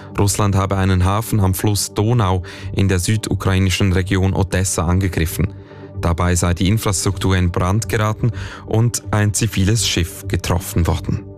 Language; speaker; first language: German; native; German